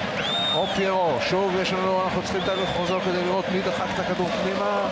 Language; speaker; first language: Hebrew; native; Hebrew